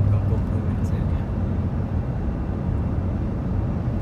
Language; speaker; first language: English; non-native, learner; Thai